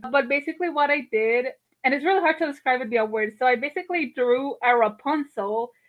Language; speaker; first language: English; non-native, fluent; Spanish